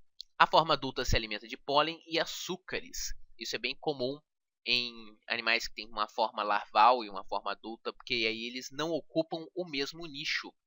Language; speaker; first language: Portuguese; native; Portuguese